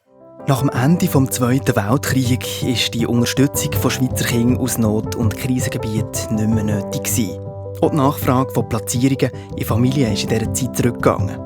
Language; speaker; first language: German; native; German